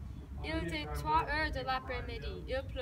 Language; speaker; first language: French; non-native, learner; English